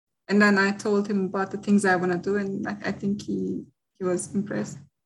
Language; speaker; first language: English; non-native, fluent; Turkish